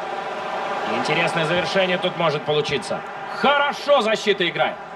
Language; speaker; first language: Russian; native; Russian